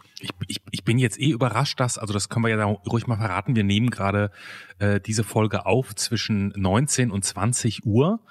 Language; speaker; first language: German; native; German